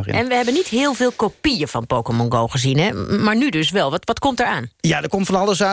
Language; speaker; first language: Dutch; native; Dutch